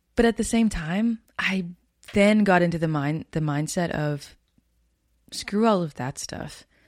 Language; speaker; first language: English; native; English